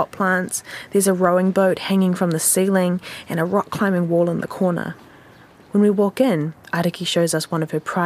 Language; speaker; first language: English; native; English